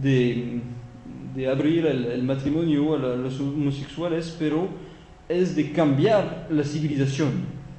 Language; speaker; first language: Spanish; non-native, fluent; French